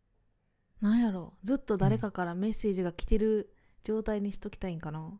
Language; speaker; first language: Japanese; native; Japanese